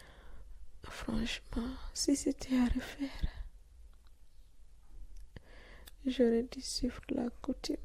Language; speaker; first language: French; non-native, local second language; Fula